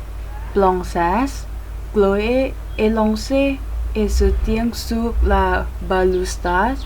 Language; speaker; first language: French; non-native, learner; Thai